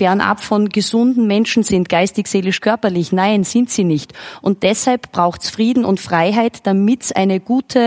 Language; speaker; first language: German; native; German